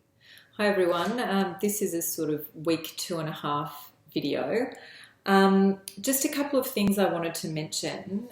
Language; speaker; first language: English; native; English